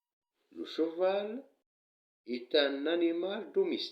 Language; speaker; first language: French; non-native, local second language; Arabic